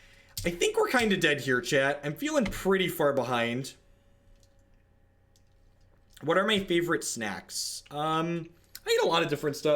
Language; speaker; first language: English; native; English